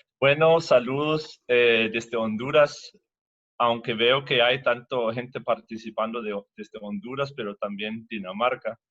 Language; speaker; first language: Spanish; non-native, fluent; Danish